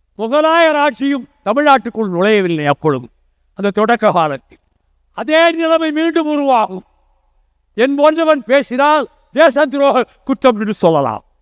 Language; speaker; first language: Tamil; native; Tamil